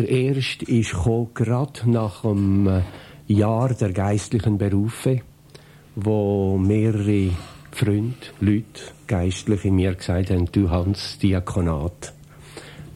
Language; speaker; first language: German; native; German